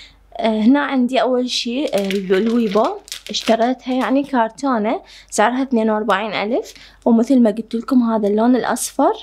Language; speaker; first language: Arabic; native; Arabic